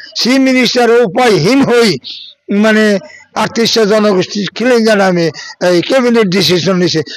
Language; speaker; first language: Assamese; non-native, local second language; Bangla